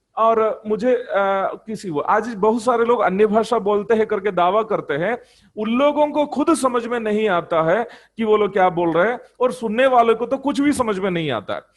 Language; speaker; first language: Hindi; non-native, local second language; Malayalam